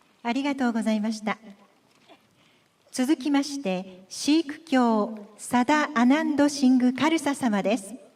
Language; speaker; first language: Japanese; native; Japanese